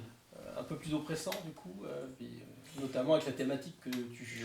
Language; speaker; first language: French; native; French